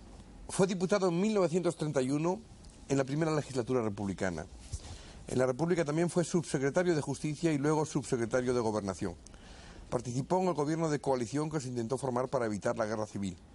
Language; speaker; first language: Spanish; native; Spanish